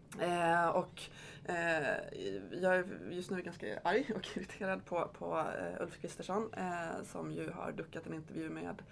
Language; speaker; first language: Swedish; native; Swedish